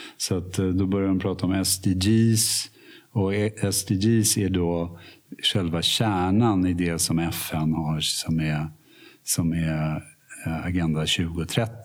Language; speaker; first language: Swedish; native; Swedish